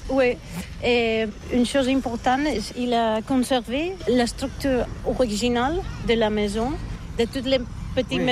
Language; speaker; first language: French; non-native, learner; Catalan